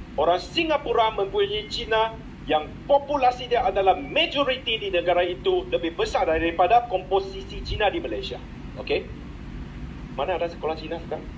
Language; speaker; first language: Malay; non-native, local second language; Chinese